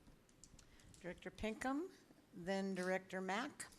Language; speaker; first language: English; native; English